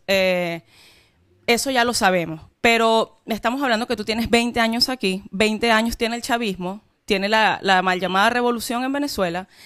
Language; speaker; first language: Spanish; native; Spanish